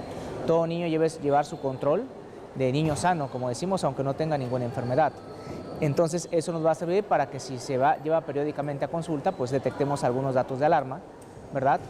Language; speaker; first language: Spanish; native; Spanish